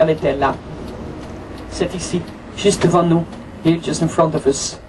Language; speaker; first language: French; non-native, fluent; Dutch